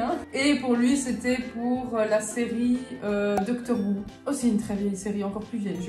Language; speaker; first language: French; native; French